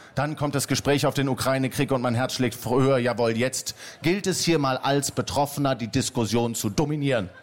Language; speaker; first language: German; native; German